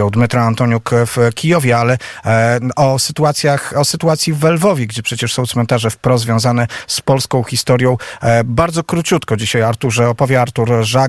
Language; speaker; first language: Polish; native; Polish